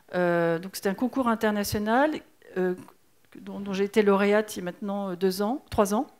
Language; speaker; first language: French; native; French